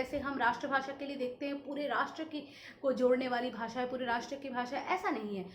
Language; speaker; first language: Hindi; non-native, local second language; Bangla